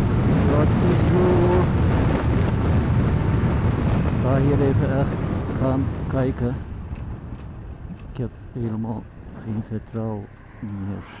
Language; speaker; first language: Dutch; non-native, fluent; Turkish